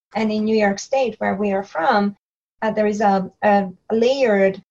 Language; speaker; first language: English; non-native, fluent; Hungarian